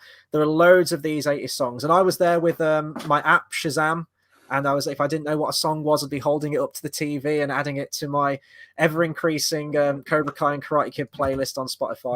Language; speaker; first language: English; native; English